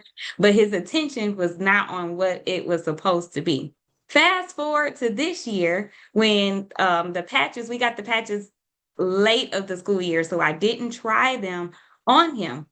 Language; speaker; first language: English; native; English